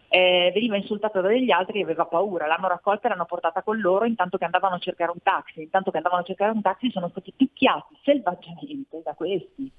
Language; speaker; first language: Italian; native; Italian